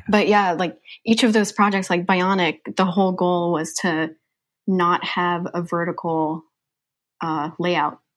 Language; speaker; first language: English; native; English